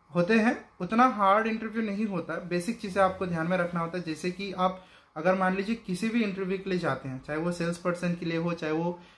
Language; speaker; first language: Hindi; non-native, local second language; Bangla